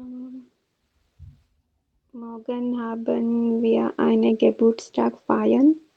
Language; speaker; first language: German; non-native, learner; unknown